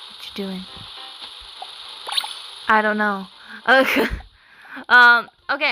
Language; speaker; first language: English; native; English